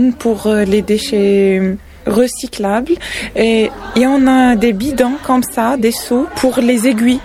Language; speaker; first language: French; non-native, local second language; Arabic